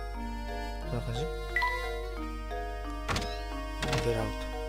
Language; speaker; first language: Japanese; native; Japanese